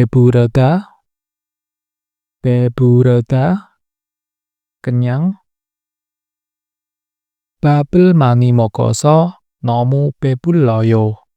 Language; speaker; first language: Korean; non-native, fluent; Indonesian